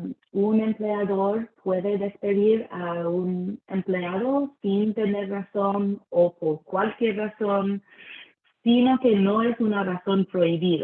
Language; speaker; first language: Spanish; early bilingual, heritage; Spanish